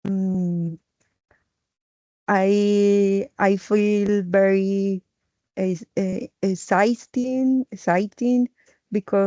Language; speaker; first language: English; non-native, learner; Spanish